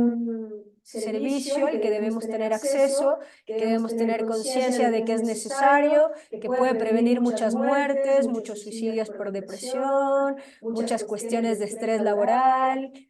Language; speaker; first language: Spanish; native; Spanish